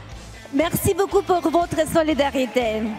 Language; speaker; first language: French; non-native, learner; Ukrainian